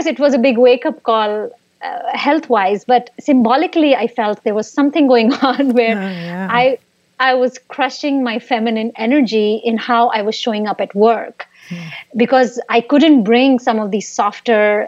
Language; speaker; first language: English; non-native, local second language; Hindi